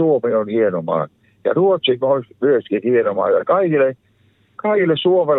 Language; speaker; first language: Finnish; native; Finnish